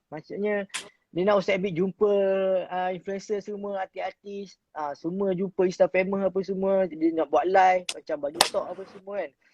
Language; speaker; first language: Malay; native; Malay